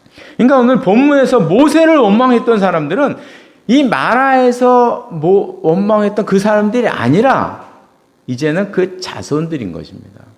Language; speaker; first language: Korean; native; Korean